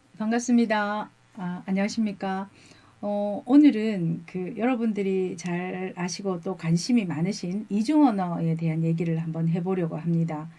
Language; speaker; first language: Korean; native; Korean